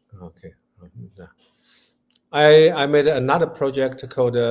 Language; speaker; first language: English; non-native, learner; Chinese